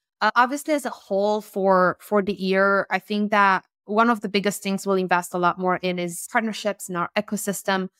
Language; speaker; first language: English; non-native, fluent; Romanian